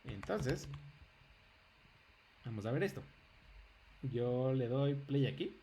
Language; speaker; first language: Spanish; native; Spanish